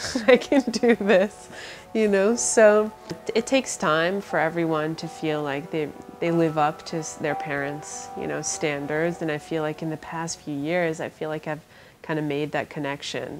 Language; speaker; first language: English; early bilingual, other home language; Persian